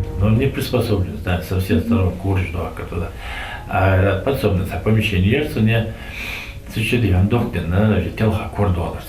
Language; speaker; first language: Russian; non-native, local second language; Ingush